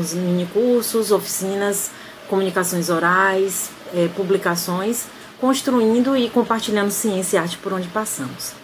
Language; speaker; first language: Portuguese; native; Portuguese